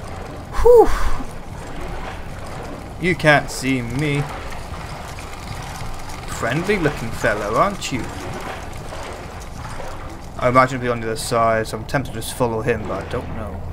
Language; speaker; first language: English; native; English